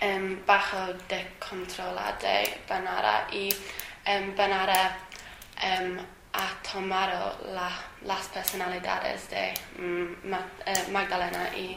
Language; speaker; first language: Spanish; non-native, learner; English